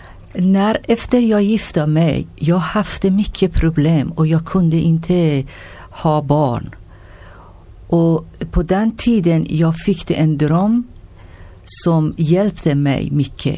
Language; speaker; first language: Swedish; non-native, learner; Persian